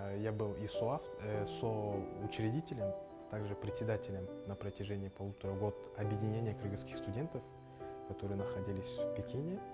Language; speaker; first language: Russian; non-native, local second language; Kyrgyz